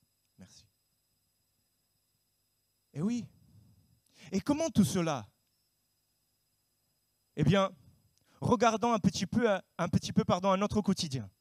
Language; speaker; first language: French; native; French